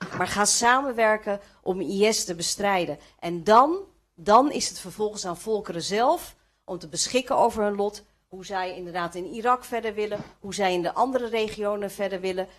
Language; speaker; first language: Dutch; early bilingual, other home language; Kurdish